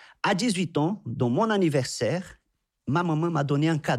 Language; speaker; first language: French; non-native, fluent; Portuguese